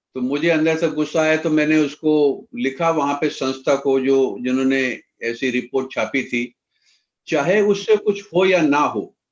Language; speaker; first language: Hindi; native; Hindi